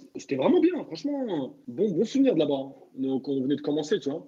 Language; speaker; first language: French; native; French